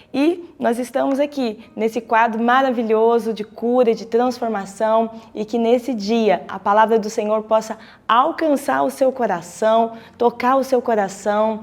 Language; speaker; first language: Portuguese; native; Portuguese